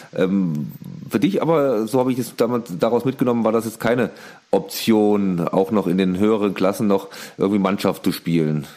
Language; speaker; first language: German; native; German